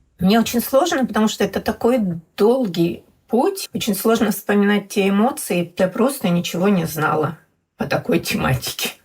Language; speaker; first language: Russian; native; Russian